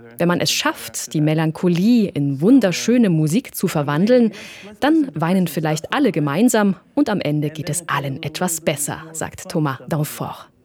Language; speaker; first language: German; native; German